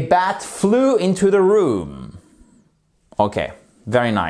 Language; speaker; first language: English; non-native, fluent; French